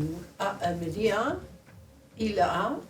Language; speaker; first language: French; non-native, learner; Spanish